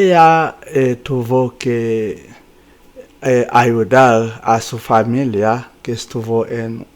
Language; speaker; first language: Spanish; non-native, fluent; Haitian Creole